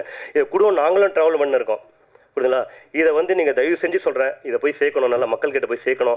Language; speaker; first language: Tamil; native; Tamil